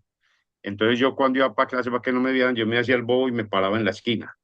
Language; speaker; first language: Spanish; native; Spanish